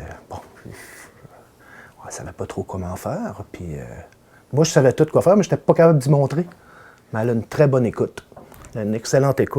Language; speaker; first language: French; native; French